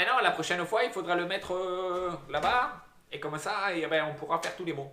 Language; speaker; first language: French; native; French